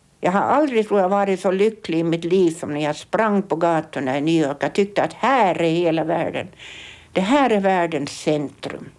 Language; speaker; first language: Swedish; native; Swedish